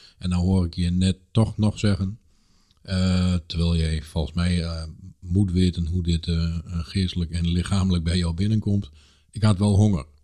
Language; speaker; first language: Dutch; native; Dutch